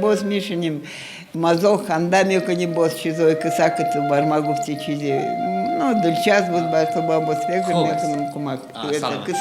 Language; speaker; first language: Persian; non-native, fluent; Russian